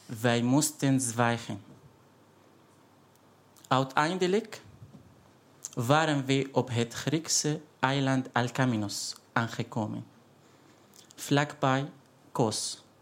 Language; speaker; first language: Dutch; non-native, fluent; Arabic